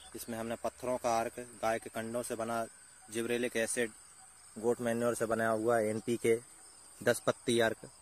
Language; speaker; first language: Hindi; native; Hindi